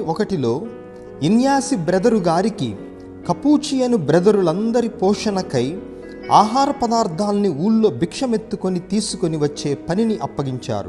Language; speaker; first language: Telugu; native; Telugu